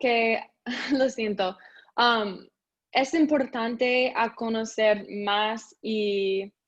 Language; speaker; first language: Spanish; non-native, learner; English